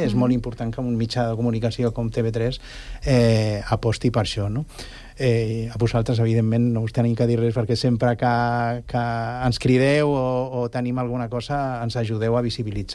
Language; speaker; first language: Catalan; native; Catalan